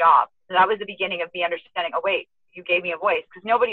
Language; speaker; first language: English; native; English